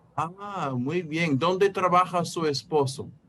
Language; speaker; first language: Spanish; non-native, fluent; English